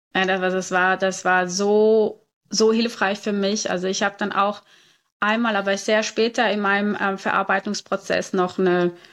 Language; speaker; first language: German; native; German